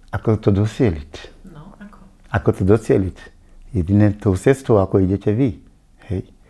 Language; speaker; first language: Slovak; non-native, fluent; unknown